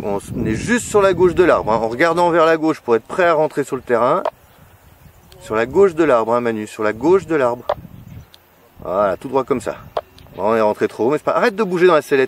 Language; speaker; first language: French; native; French